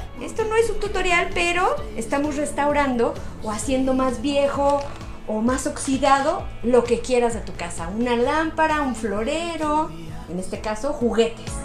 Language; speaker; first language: Spanish; native; Spanish